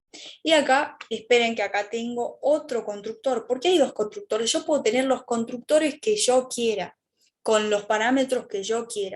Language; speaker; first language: Spanish; native; Spanish